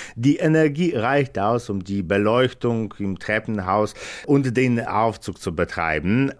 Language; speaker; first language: German; non-native, fluent; Polish